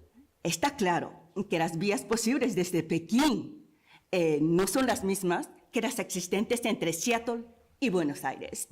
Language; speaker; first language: Spanish; non-native, fluent; Japanese